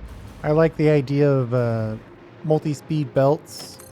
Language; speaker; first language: English; native; English